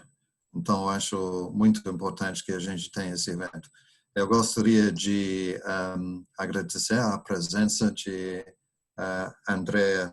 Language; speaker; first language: Portuguese; non-native, fluent; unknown